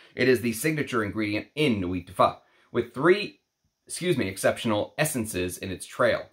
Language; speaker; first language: English; non-native, fluent; Arabic